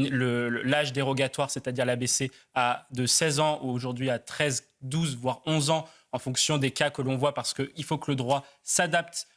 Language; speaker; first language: French; native; French